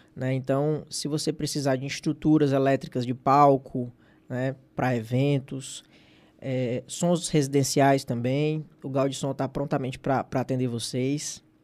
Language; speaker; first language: Portuguese; native; Portuguese